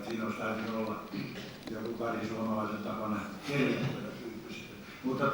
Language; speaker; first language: Finnish; native; Finnish